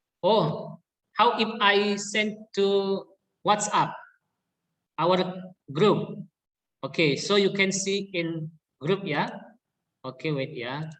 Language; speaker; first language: English; non-native, learner; Indonesian